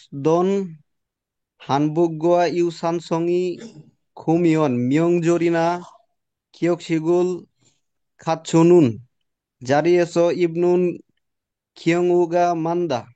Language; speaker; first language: Korean; non-native, learner; Bangla